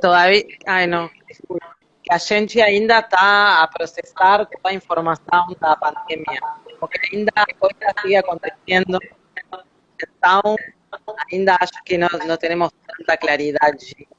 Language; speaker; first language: Portuguese; non-native, learner; Spanish